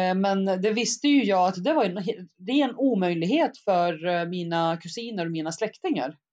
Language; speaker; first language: Swedish; early bilingual, other home language; Arabic